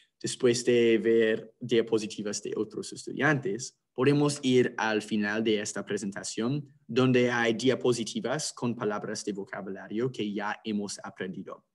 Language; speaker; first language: Spanish; non-native, fluent; English